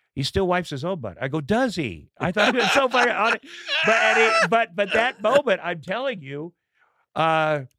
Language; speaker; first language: English; native; English